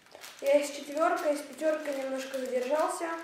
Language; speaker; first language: Russian; native; Russian